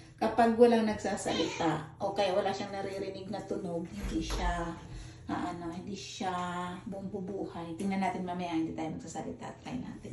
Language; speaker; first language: Filipino; native; Filipino